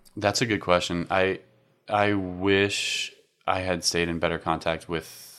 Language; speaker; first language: English; native; English